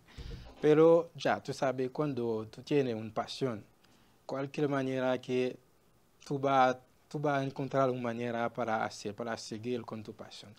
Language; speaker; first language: Spanish; non-native, learner; Haitian Creole